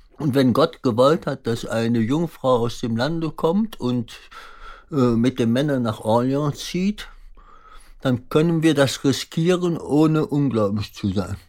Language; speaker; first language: German; native; German